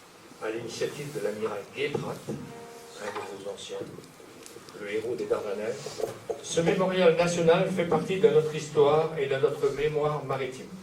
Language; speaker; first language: French; native; French